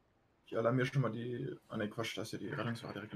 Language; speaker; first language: German; native; German